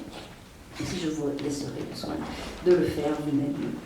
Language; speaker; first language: French; native; French